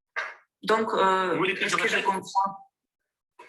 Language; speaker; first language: French; non-native, fluent; Armenian